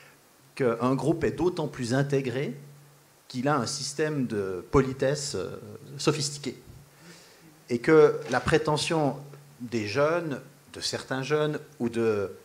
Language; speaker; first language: French; native; French